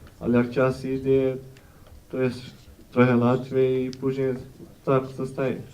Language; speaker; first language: Polish; non-native, fluent; Bosnian